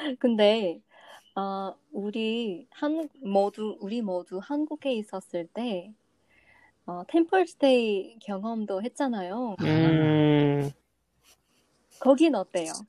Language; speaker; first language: Korean; non-native, learner; English